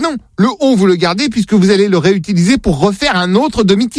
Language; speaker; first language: French; native; French